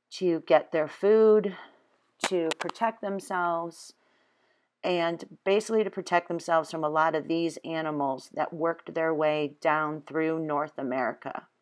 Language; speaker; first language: English; native; English